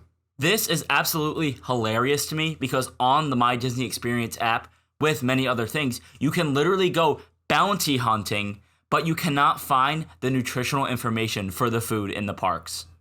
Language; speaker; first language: English; native; English